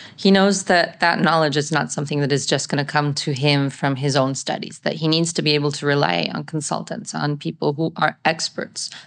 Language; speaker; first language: English; non-native, fluent; Italian